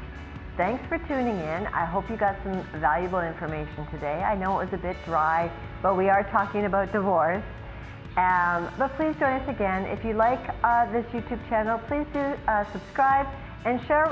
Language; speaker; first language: English; native; English